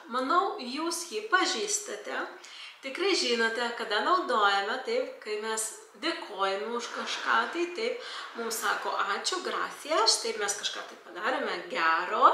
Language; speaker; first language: Lithuanian; non-native, local second language; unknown